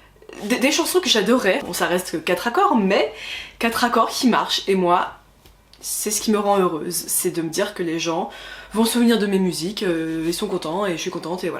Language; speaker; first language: French; native; French